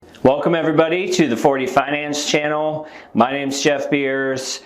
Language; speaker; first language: English; native; English